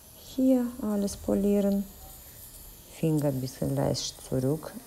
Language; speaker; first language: German; non-native, fluent; Russian